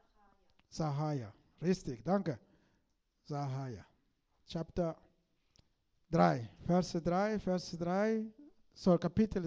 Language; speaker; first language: German; non-native, learner; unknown